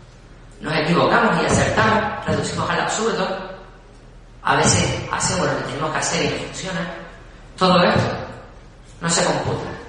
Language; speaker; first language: Spanish; native; Spanish